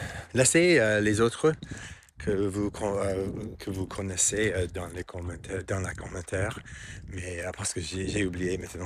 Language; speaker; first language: French; non-native, fluent; English